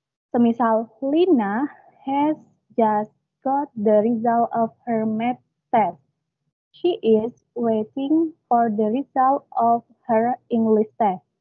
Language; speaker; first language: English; non-native, learner; Indonesian